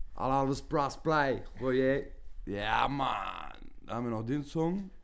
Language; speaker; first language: German; early bilingual, other home language; Turkish